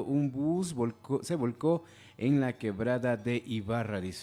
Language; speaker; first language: Spanish; non-native, local second language; Quechua